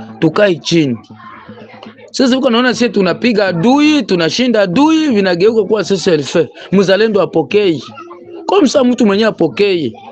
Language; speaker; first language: Swahili; native; Swahili